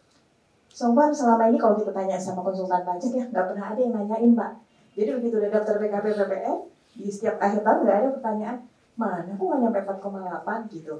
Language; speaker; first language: Indonesian; native; Indonesian